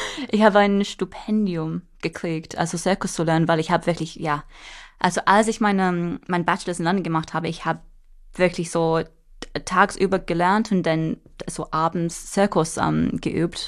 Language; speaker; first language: German; non-native, fluent; English